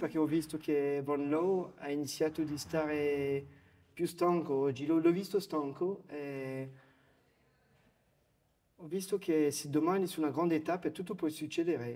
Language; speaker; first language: Italian; non-native, fluent; French